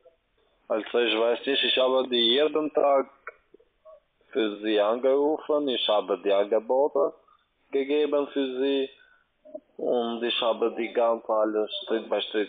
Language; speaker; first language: German; non-native, learner; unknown